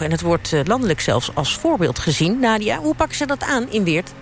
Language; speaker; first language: Dutch; native; Dutch